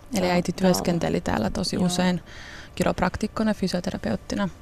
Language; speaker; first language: Finnish; early bilingual, other home language; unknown